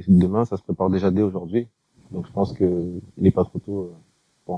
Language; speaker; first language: French; native; French